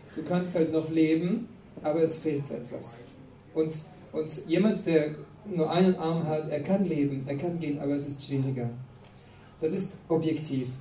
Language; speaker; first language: German; non-native, fluent; French